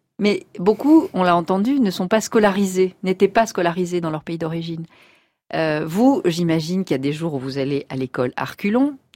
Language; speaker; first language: French; native; French